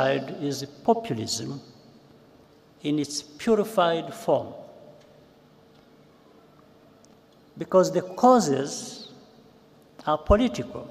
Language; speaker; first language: English; non-native, local second language; Kinyarwanda